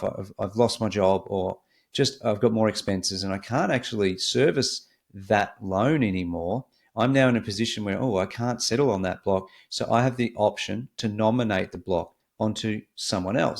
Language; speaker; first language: English; native; English